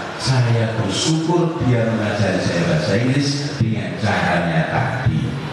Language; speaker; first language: Indonesian; native; Indonesian